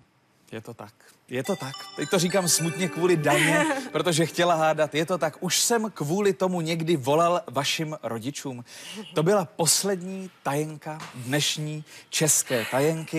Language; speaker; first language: Czech; native; Czech